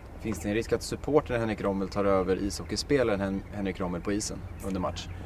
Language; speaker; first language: Swedish; native; Swedish